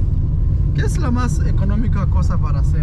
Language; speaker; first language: Spanish; non-native, learner; English